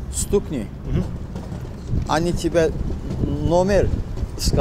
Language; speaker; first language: Russian; non-native, fluent; Azerbaijani